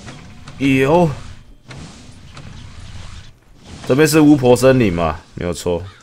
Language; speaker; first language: Chinese; native; Chinese